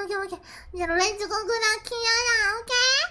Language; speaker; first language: English; non-native, learner; Japanese